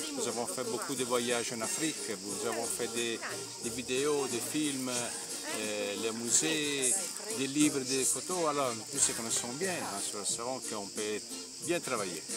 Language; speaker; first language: French; non-native, learner; Italian